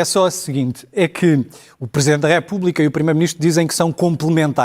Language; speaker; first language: Portuguese; native; Portuguese